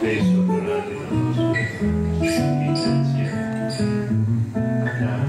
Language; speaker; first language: Italian; non-native, learner; English